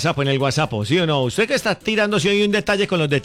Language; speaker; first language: Spanish; native; Spanish